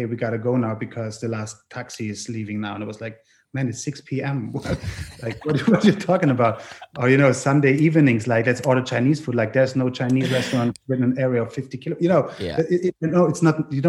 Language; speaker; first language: English; non-native, fluent; German